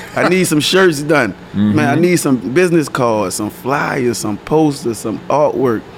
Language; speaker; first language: English; native; English